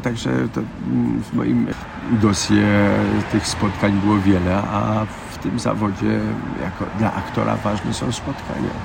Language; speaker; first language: Polish; native; Polish